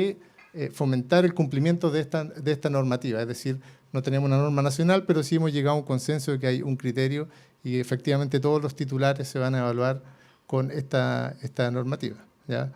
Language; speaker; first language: Spanish; native; Spanish